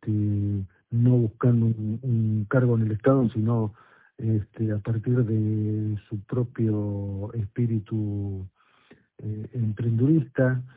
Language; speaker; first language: Spanish; native; Spanish